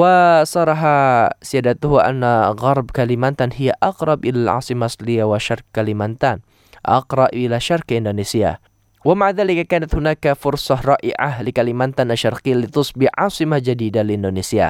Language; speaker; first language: Arabic; non-native, fluent; Indonesian